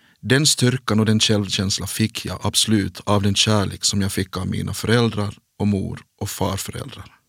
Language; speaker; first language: Swedish; native; Swedish